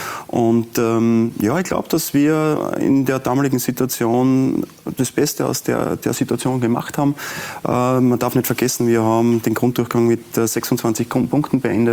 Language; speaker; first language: German; native; German